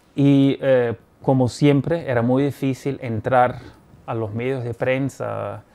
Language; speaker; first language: Spanish; non-native, fluent; German